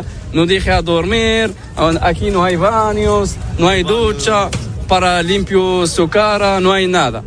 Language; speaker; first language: Spanish; non-native, learner; Arabic